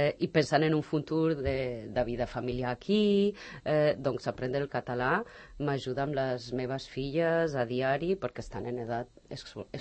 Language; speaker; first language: Catalan; non-native, fluent; Portuguese